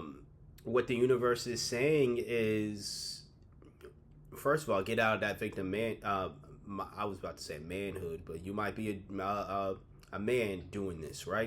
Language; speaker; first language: English; native; English